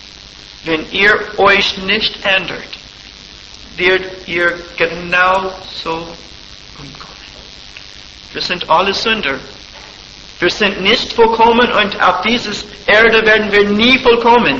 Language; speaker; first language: German; non-native, fluent; English